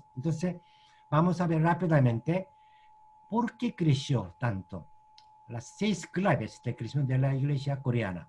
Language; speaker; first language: Spanish; non-native, learner; Korean